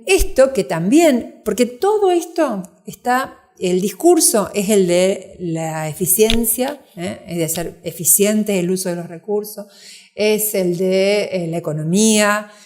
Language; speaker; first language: Spanish; native; Spanish